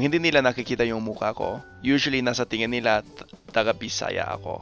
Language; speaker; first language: Filipino; non-native, fluent; English